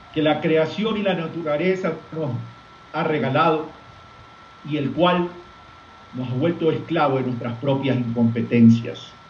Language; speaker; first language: Spanish; native; Spanish